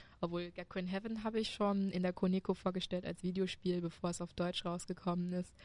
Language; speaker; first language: German; early bilingual, other home language; Chinese